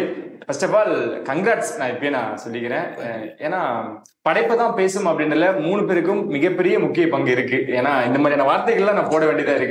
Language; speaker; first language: Tamil; native; Tamil